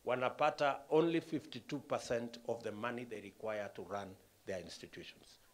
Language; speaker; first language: English; non-native, local second language; Kalenjin